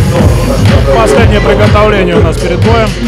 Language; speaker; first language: Russian; native; Russian